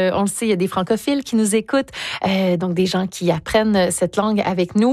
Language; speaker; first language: French; native; French